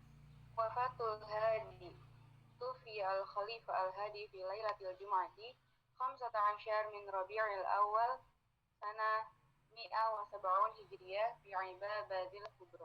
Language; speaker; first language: Arabic; non-native, learner; Indonesian